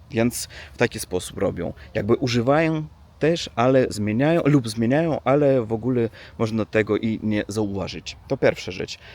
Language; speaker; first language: Polish; non-native, learner; Russian